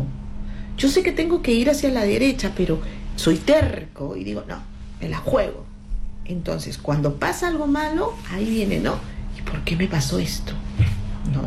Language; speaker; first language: Spanish; native; Spanish